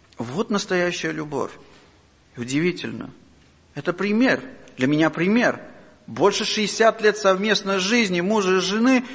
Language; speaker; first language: Russian; non-native, local second language; Armenian